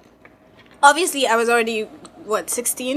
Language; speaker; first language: English; non-native, local second language; Wolof